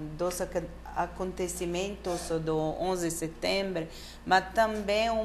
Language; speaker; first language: Portuguese; non-native, fluent; Italian